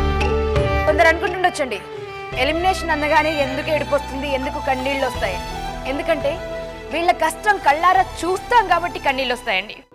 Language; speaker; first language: Telugu; native; Telugu